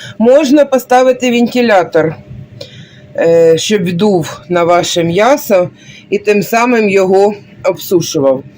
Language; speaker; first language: Ukrainian; non-native, local second language; Russian